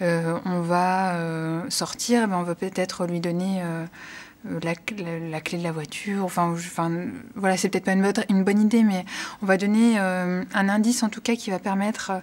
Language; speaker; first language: French; native; French